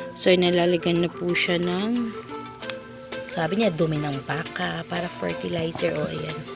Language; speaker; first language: Filipino; non-native, local second language; Cebuano